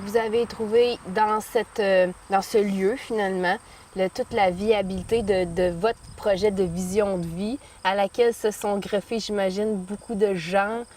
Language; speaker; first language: French; native; French